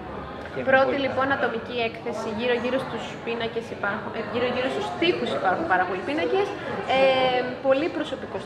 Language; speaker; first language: Greek; native; Greek